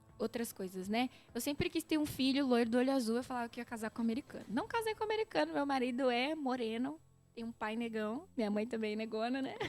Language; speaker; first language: Portuguese; native; Portuguese